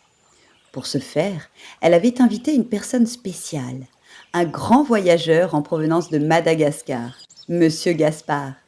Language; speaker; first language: French; native; French